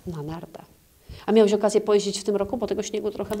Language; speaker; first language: Polish; native; Polish